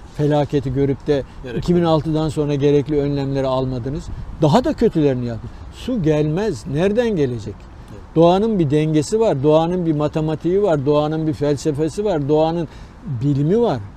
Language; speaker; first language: Turkish; native; Turkish